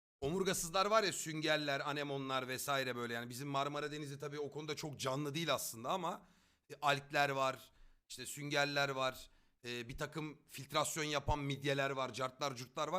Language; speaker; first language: Turkish; native; Turkish